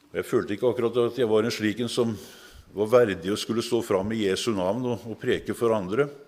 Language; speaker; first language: Norwegian; native; Norwegian